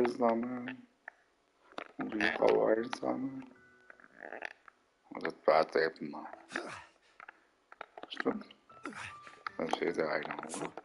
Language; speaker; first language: German; non-native, learner; Vietnamese